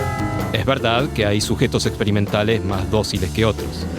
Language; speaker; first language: Spanish; native; Spanish